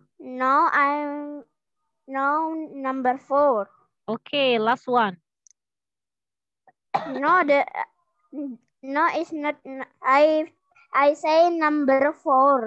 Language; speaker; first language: English; non-native, learner; Indonesian